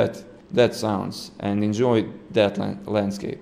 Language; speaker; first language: English; non-native, fluent; Serbian